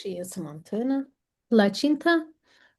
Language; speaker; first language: Romanian; non-native, learner; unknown